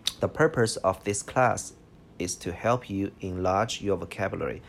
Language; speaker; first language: English; non-native, fluent; Chinese